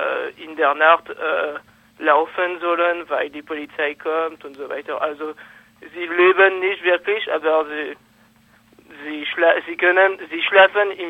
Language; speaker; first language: German; non-native, fluent; French